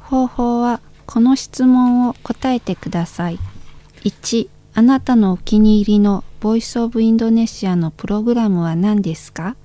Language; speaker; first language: Japanese; non-native, fluent; Indonesian